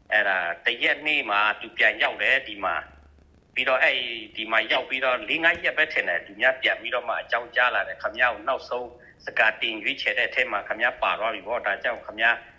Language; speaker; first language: Burmese; non-native, local second language; Shan